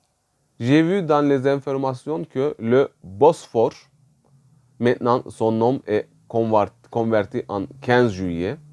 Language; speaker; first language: French; non-native, fluent; Turkish